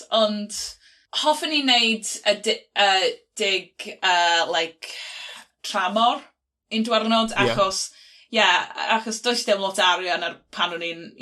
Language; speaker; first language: Welsh; non-native, local second language; English